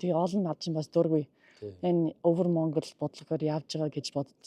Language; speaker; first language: Mongolian; non-native, learner; English